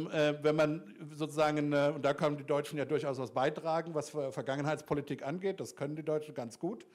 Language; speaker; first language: German; native; German